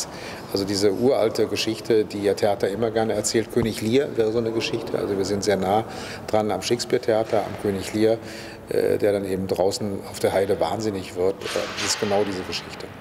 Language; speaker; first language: German; native; German